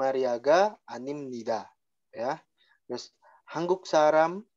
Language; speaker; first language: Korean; non-native, fluent; Indonesian